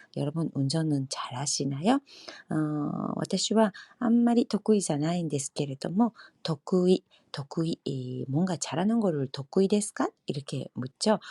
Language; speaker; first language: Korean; non-native, fluent; Japanese